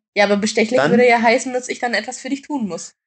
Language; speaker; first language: German; native; German